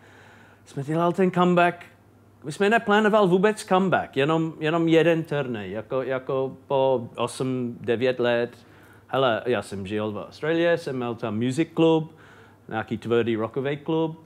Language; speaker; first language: Czech; non-native, fluent; English